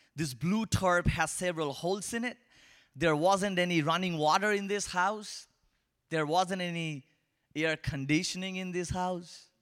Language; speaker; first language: English; non-native, local second language; Bangla